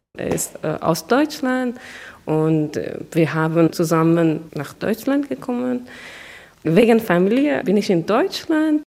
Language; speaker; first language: German; non-native, learner; Persian